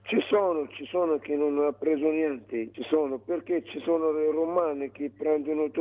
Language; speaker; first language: Italian; non-native, learner; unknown